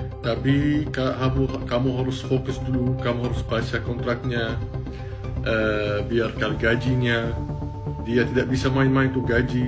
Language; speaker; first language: Indonesian; non-native, fluent; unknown